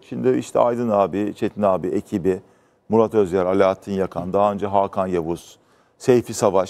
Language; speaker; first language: Turkish; native; Turkish